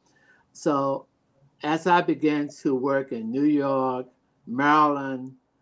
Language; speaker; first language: English; native; English